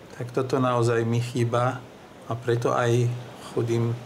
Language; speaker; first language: Slovak; non-native, fluent; Arabic